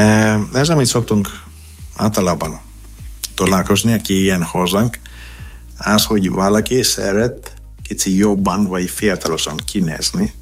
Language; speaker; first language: Hungarian; non-native, learner; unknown